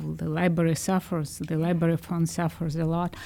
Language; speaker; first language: English; non-native, fluent; Ukrainian